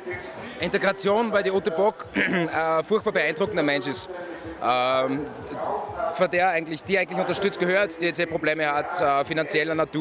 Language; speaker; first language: German; native; German